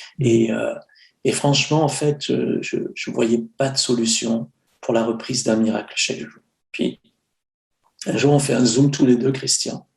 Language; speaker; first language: French; native; French